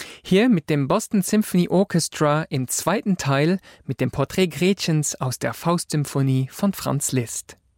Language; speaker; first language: German; native; German